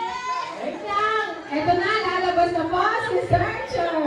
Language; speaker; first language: Filipino; native; Filipino